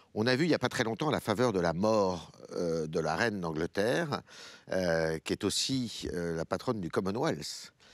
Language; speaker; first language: French; native; French